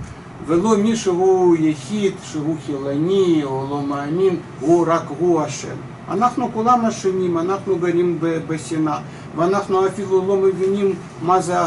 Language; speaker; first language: Hebrew; non-native, fluent; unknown